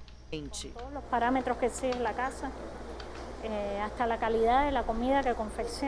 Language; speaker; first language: Portuguese; non-native, fluent; Spanish